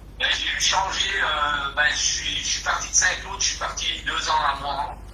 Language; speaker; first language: French; early bilingual, other home language; Portuguese